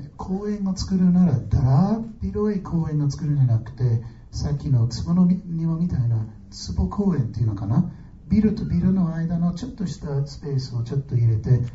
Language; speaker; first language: Japanese; non-native, fluent; English